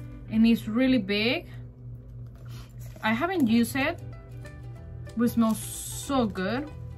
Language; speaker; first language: English; early bilingual, other home language; Spanish